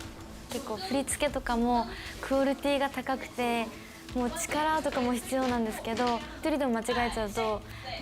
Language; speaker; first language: Japanese; native; Japanese